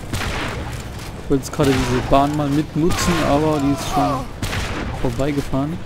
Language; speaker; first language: German; native; German